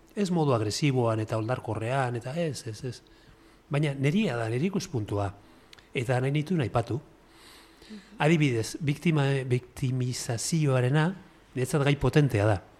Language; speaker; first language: Basque; non-native, local second language; Spanish